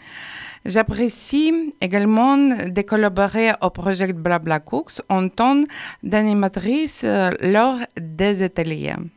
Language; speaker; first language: French; non-native, learner; Ukrainian